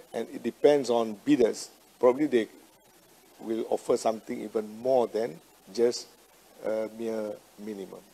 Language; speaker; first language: English; non-native, local second language; Malay